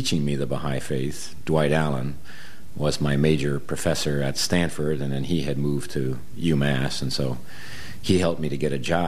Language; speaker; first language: English; native; English